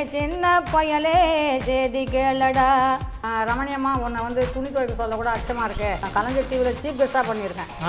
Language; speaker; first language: Tamil; native; Tamil